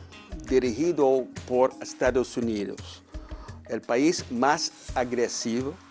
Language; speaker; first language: Spanish; non-native, fluent; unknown